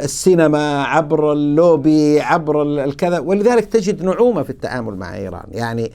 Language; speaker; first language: Arabic; native; Arabic